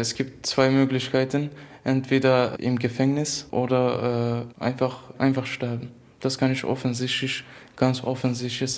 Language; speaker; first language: German; non-native, fluent; Kurdish